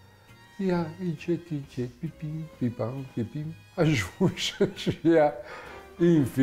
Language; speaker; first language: Romanian; non-native, learner; Italian